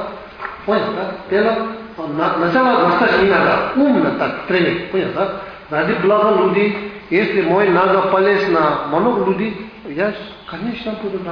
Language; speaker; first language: Russian; non-native, learner; Tibetan